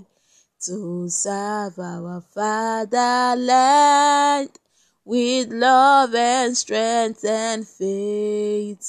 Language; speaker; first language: English; non-native, local second language; Esan